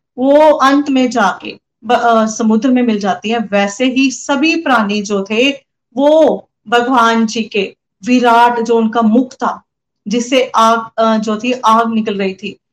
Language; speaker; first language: Hindi; non-native, local second language; Punjabi